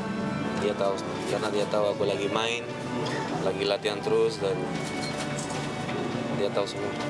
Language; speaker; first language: Indonesian; non-native, fluent; Spanish